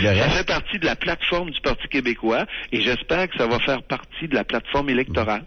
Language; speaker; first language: French; native; French